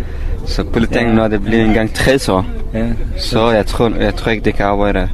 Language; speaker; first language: Danish; non-native, fluent; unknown